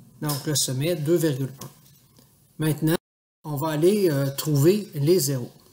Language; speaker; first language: French; native; French